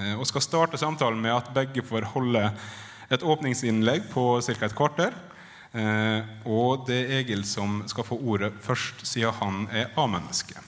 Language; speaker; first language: Norwegian; native; Norwegian